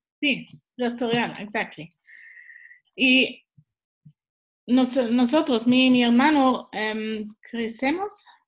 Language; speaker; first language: Spanish; non-native, learner; Swiss German